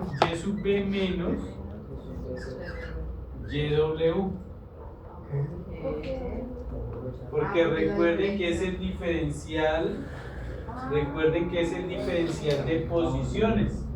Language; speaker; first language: Spanish; native; Spanish